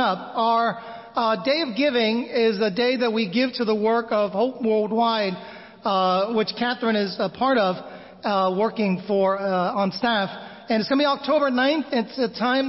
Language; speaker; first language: English; native; English